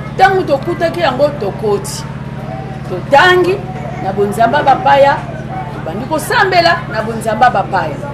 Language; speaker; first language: Lingala; non-native, local second language; Kongo